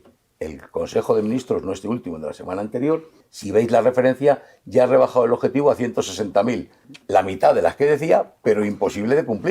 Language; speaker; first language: Spanish; native; Spanish